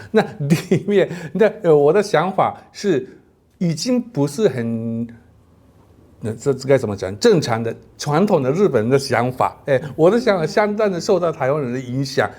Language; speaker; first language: Chinese; non-native, fluent; Japanese